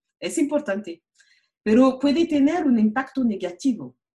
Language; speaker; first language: Spanish; non-native, learner; French